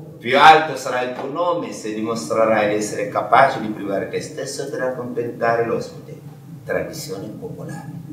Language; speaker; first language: Italian; non-native, fluent; Wolof